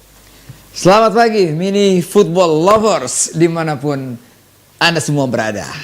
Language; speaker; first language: Indonesian; native; Indonesian